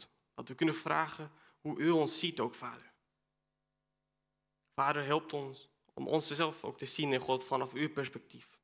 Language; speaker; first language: Dutch; non-native, fluent; Spanish